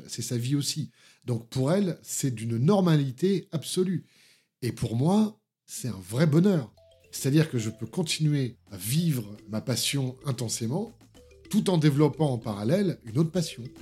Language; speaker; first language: French; native; French